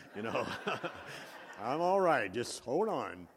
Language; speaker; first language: English; native; English